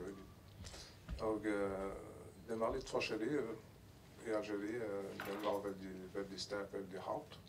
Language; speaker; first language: Norwegian; non-native, learner; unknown